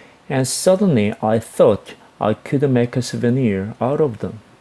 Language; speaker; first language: English; non-native, fluent; Korean